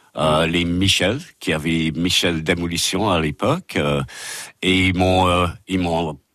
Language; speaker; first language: French; non-native, fluent; English